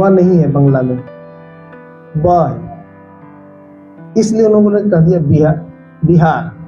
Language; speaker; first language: Hindi; native; Hindi